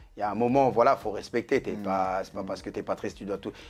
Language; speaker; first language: French; native; French